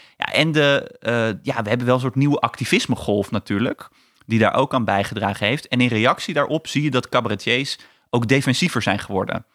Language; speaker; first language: Dutch; native; Dutch